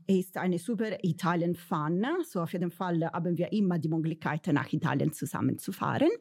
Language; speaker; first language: German; non-native, fluent; Italian